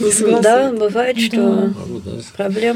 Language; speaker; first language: Russian; early bilingual, heritage; Russian